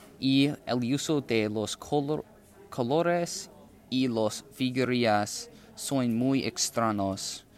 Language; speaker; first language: Spanish; non-native, learner; English